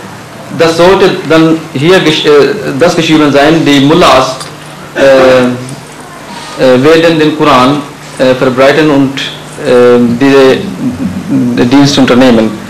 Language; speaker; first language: German; non-native, fluent; Urdu